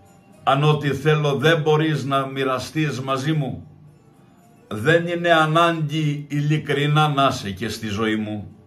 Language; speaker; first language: Greek; native; Greek